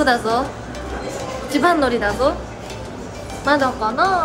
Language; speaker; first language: Japanese; native; Japanese